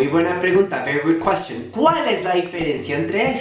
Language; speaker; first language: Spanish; native; Spanish